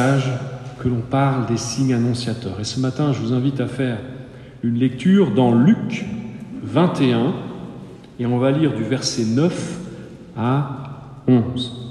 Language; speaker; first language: French; native; French